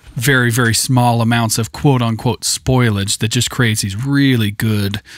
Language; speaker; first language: English; native; English